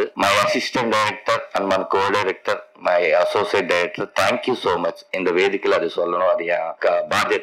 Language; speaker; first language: Tamil; non-native, learner; Telugu